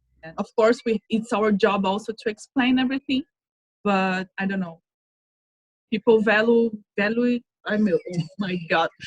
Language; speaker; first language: English; non-native, fluent; Portuguese